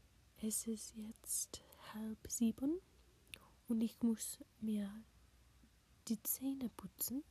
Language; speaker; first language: German; non-native, learner; English